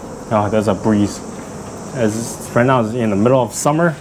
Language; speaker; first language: English; non-native, fluent; Chinese